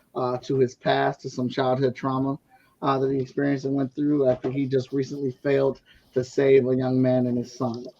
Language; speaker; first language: English; native; English